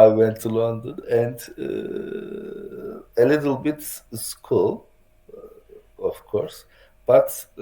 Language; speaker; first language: English; non-native, learner; Turkish